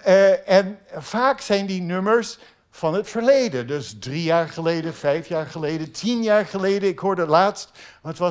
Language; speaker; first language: Dutch; non-native, fluent; English